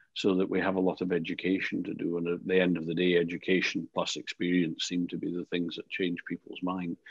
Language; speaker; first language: English; native; English